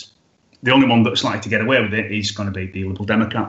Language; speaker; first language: English; native; English